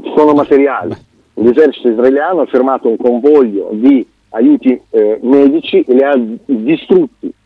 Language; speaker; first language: Italian; non-native, fluent; Russian